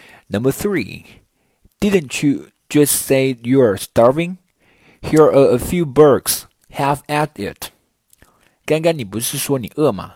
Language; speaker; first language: English; non-native, fluent; Chinese